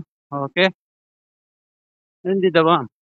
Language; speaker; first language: Arabic; non-native, learner; Urdu